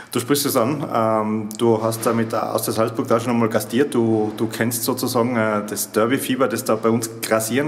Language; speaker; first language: German; native; German